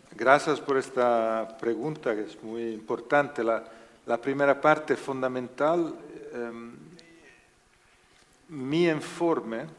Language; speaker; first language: Spanish; non-native, learner; Italian